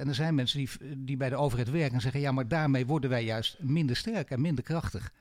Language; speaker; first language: Dutch; native; Dutch